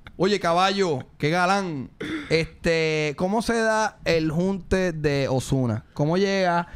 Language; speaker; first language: Spanish; native; Spanish